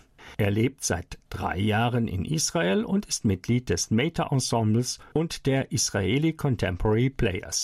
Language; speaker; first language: German; native; German